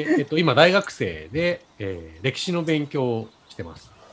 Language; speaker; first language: Japanese; native; Japanese